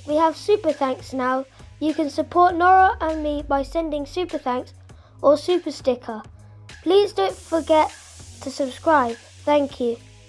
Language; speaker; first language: English; native; English